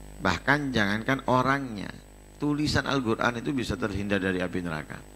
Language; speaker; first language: Indonesian; non-native, local second language; Javanese